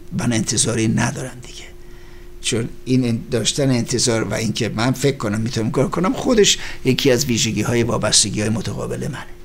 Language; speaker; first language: Persian; native; Persian